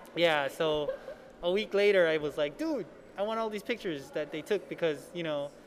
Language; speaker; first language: English; native; English